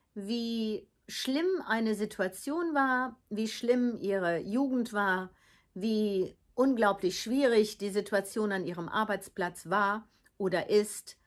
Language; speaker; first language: German; early bilingual, heritage; Dutch